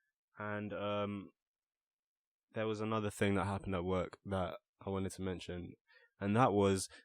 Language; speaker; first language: English; native; English